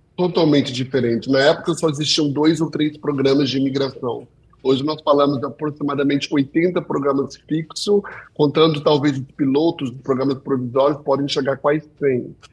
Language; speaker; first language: Portuguese; early bilingual, heritage; Portuguese